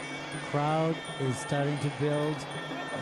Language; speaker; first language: English; native; English